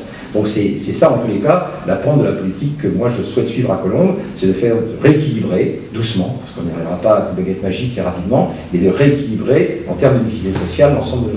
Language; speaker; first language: French; native; French